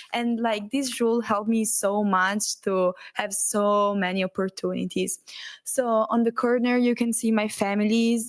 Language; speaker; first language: English; non-native, learner; Italian